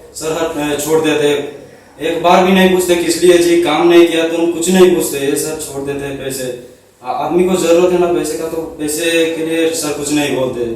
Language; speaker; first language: Hindi; non-native, local second language; Odia